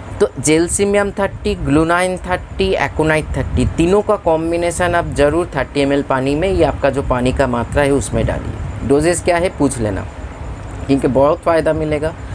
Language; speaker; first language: Hindi; non-native, local second language; Bangla